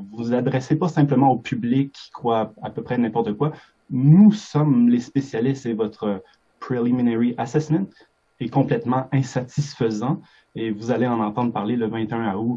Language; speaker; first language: French; native; French